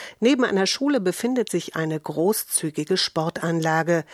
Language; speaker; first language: German; native; German